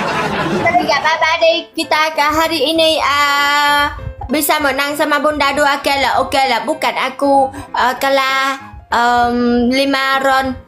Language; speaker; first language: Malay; non-native, learner; Vietnamese